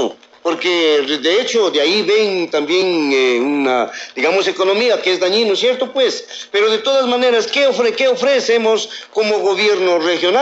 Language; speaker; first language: Spanish; native; Spanish